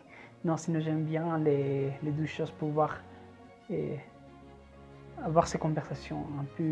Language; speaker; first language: French; non-native, fluent; Spanish